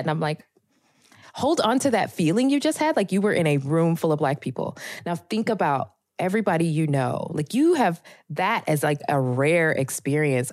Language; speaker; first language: English; native; English